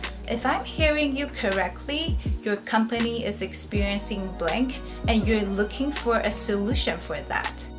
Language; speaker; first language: English; non-native, fluent; Chinese